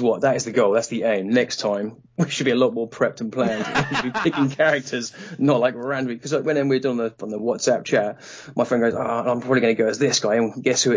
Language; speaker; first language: English; native; English